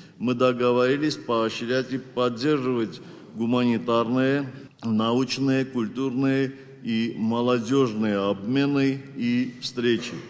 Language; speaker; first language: Russian; non-native, local second language; Armenian